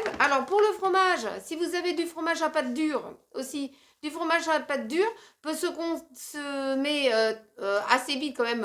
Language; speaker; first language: French; native; French